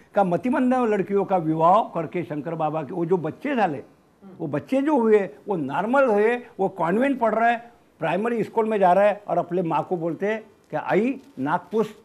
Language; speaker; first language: Hindi; non-native, local second language; Marathi